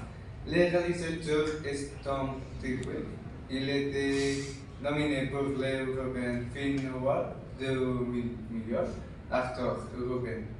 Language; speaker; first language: French; non-native, learner; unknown